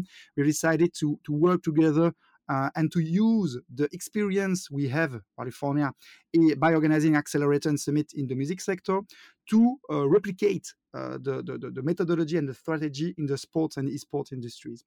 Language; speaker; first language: English; non-native, fluent; French